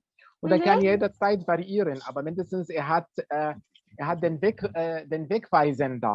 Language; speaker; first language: German; non-native, fluent; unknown